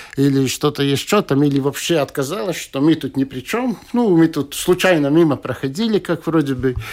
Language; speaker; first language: Russian; non-native, local second language; Latvian